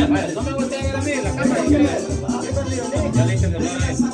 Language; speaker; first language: Spanish; native; Spanish